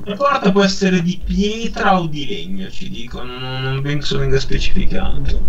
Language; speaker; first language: Italian; native; Italian